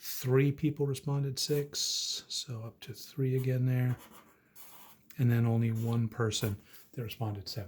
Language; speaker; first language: English; native; English